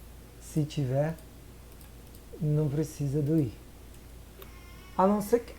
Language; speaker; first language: Portuguese; native; Portuguese